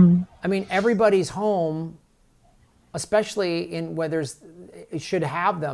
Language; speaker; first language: English; native; English